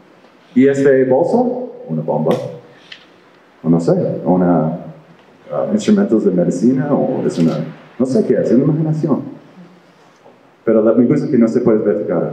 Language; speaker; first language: Spanish; non-native, fluent; English